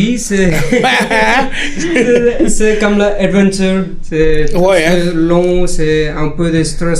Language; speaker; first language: French; non-native, learner; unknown